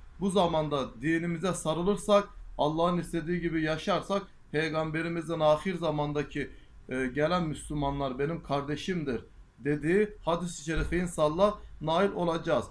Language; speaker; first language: Turkish; non-native, local second language; Kurdish